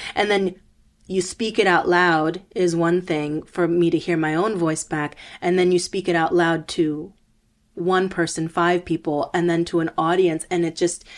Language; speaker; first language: English; early bilingual, other home language; Spanish